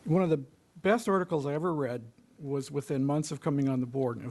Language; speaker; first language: English; native; English